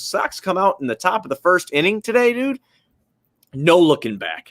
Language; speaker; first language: English; native; English